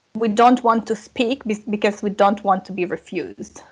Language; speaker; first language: English; non-native, fluent; Russian